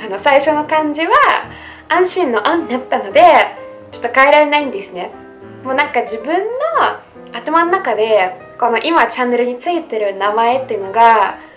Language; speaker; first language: Japanese; non-native, fluent; Russian